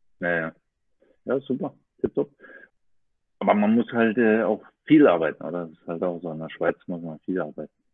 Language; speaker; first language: German; native; German